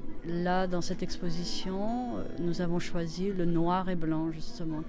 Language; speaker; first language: French; native; French